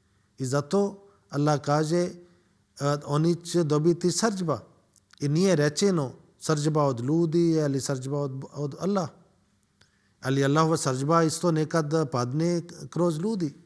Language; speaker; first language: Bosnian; non-native, learner; Urdu